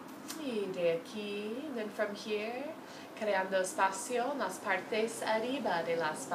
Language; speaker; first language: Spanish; non-native, fluent; English